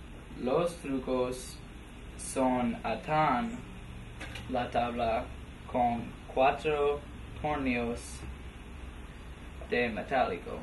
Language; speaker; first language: Spanish; non-native, learner; English